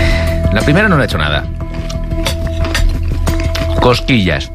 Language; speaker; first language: Spanish; native; Spanish